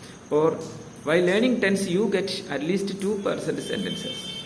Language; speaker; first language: English; non-native, local second language; Malayalam